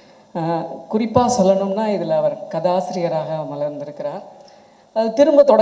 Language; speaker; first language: Tamil; native; Tamil